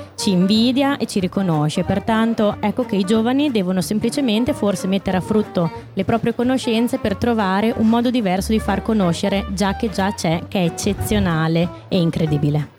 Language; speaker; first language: Italian; native; Italian